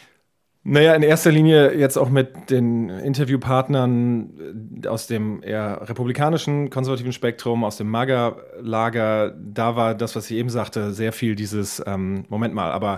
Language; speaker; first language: German; native; German